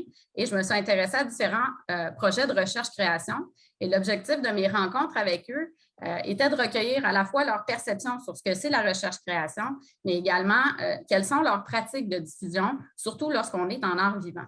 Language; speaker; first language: French; native; French